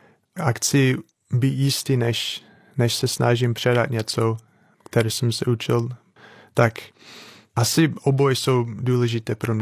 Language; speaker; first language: Czech; non-native, fluent; English